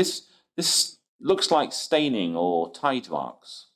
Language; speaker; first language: English; native; English